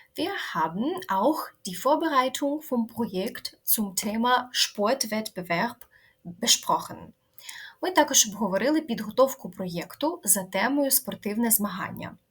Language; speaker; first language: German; non-native, fluent; Ukrainian